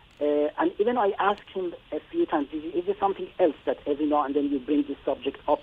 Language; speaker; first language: English; non-native, fluent; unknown